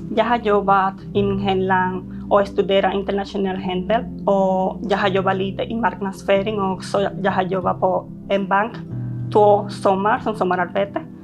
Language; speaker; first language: Swedish; non-native, fluent; Spanish